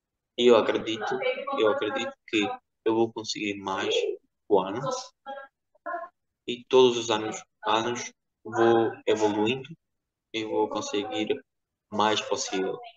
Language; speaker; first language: Portuguese; non-native, fluent; Georgian